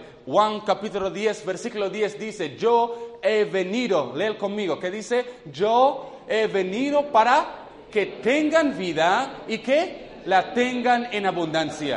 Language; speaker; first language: Spanish; non-native, fluent; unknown